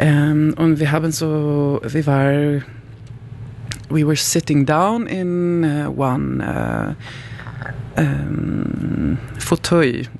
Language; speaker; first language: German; non-native, learner; Swedish